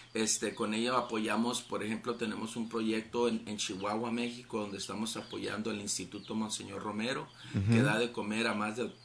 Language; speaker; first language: Spanish; native; Spanish